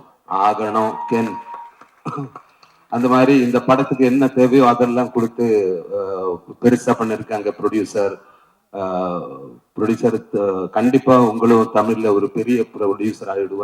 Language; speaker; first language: Tamil; non-native, learner; Malayalam